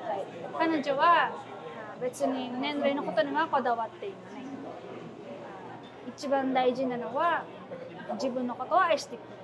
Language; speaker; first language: Japanese; non-native, fluent; Filipino